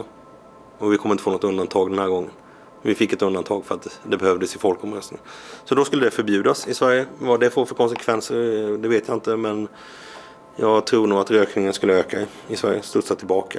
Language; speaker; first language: Swedish; native; Swedish